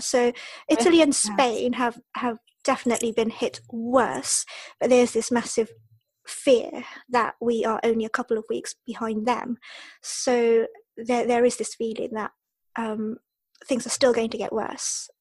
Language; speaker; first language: English; early bilingual, other home language; Japanese